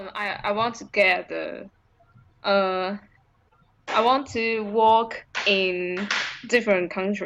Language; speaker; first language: English; non-native, learner; Chinese